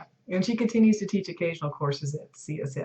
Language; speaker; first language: English; native; English